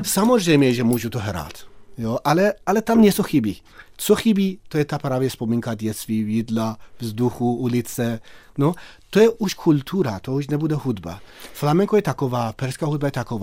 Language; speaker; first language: Czech; non-native, fluent; Persian